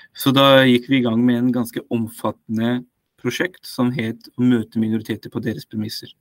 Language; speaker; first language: Norwegian; early bilingual, other home language; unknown